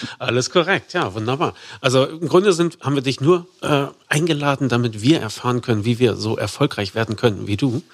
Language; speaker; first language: German; native; German